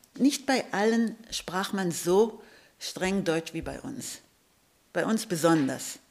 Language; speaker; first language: German; early bilingual, heritage; Hebrew